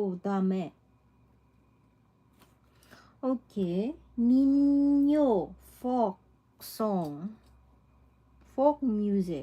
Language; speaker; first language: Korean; non-native, learner; English